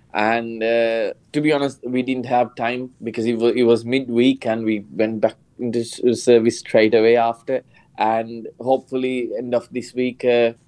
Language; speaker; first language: English; non-native, local second language; Sinhala